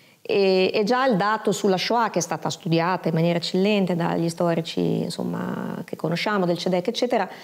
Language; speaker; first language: Italian; native; Italian